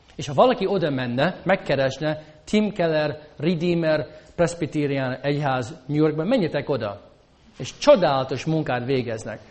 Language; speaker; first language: Hungarian; non-native, fluent; English